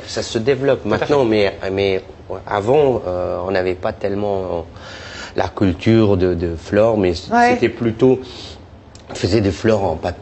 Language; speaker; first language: French; non-native, fluent; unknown